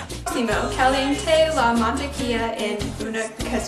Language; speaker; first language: Spanish; non-native, learner; English